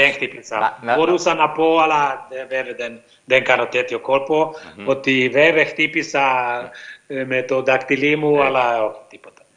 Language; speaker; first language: Greek; non-native, learner; Hungarian